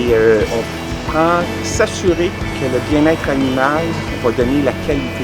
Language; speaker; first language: French; native; French